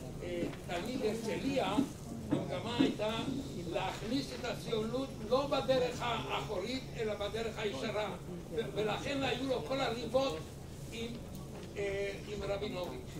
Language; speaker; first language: Hebrew; non-native, fluent; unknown